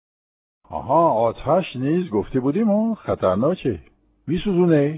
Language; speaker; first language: Persian; non-native, fluent; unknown